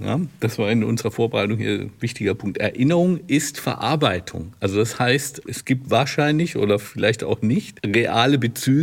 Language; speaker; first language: German; native; German